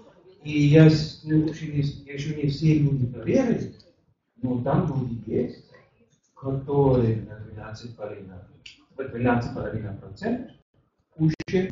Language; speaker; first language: Russian; non-native, learner; German